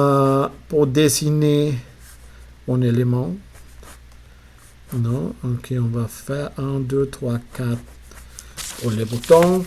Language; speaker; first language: French; non-native, fluent; Spanish